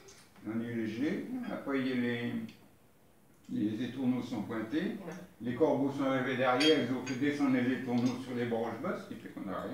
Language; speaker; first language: French; native; French